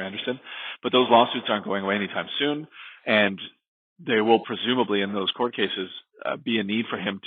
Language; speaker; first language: English; native; English